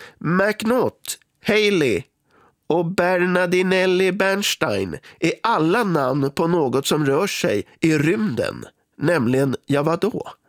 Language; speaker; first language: Swedish; native; Swedish